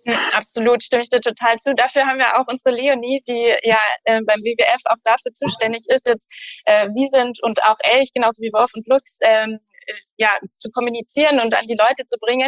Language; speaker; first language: German; native; German